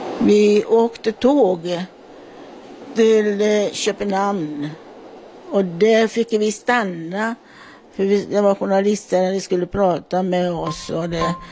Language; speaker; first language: Swedish; non-native, fluent; Italian